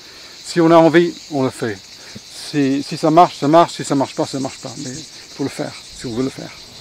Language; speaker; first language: French; non-native, fluent; English